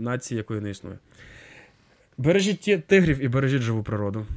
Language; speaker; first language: Ukrainian; native; Ukrainian